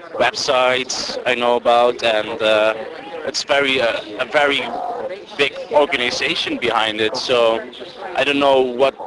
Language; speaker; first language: English; non-native, fluent; Dutch